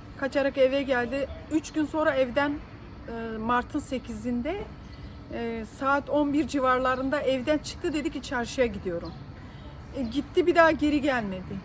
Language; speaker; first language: Turkish; native; Turkish